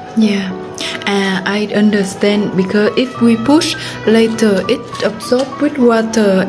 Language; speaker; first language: English; non-native, learner; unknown